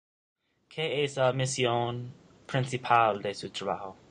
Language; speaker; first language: Spanish; non-native, learner; English